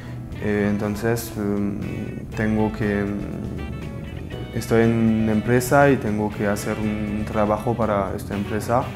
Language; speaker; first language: Spanish; non-native, learner; French